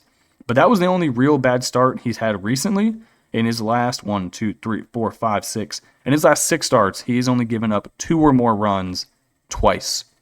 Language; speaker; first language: English; native; English